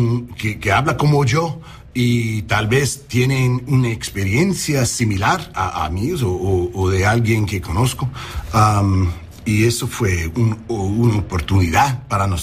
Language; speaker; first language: Spanish; early bilingual, heritage; English